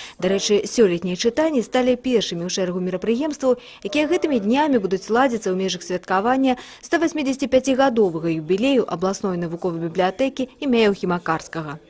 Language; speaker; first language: Belarusian; native; Belarusian